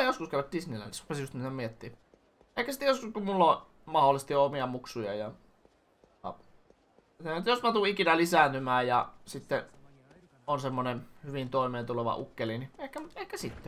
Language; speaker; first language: Finnish; native; Finnish